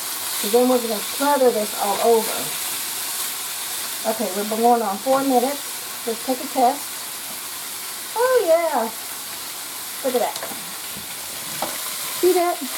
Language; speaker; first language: English; native; English